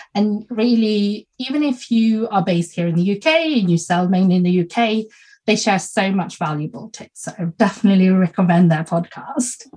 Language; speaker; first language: English; non-native, fluent; Swedish